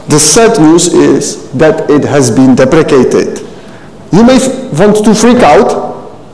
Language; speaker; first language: English; non-native, fluent; Czech